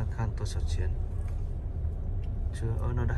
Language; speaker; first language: Chinese; non-native, fluent; Vietnamese